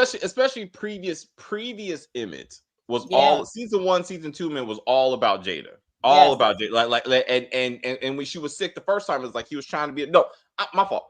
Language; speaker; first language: English; native; English